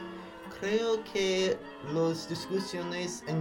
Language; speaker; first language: Spanish; non-native, learner; English